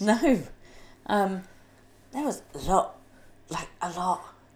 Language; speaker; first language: English; native; English